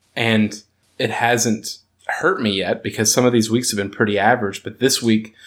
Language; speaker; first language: English; native; English